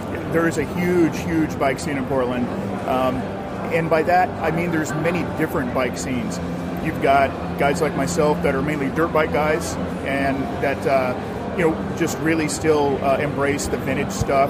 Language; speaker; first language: English; native; English